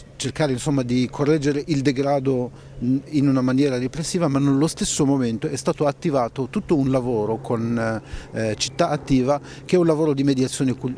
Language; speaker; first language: Italian; non-native, fluent; Arabic